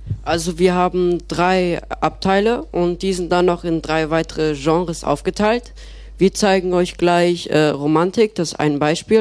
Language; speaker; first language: German; native; German